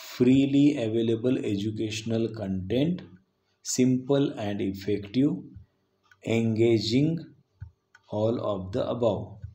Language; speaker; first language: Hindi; non-native, local second language; Marathi